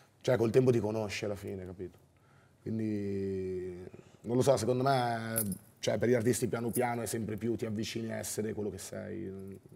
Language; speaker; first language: Italian; native; Italian